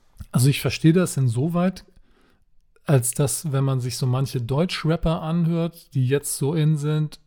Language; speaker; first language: German; native; German